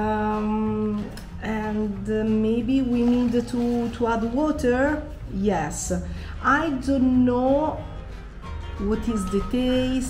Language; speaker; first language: English; non-native, fluent; Italian